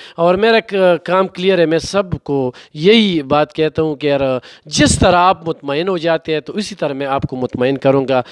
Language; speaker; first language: Urdu; non-native, local second language; Pashto